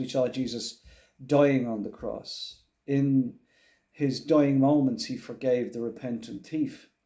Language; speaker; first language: English; native; English